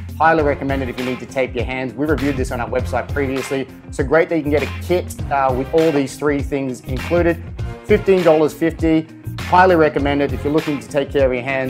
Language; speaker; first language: English; native; English